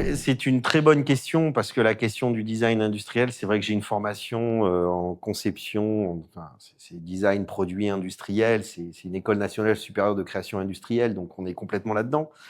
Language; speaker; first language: French; native; French